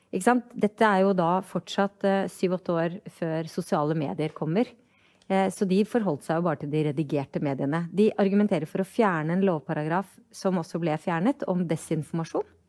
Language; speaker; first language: Norwegian; native; Norwegian